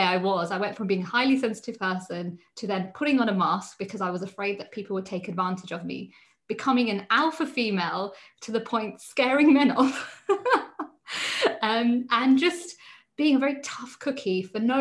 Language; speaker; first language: English; native; English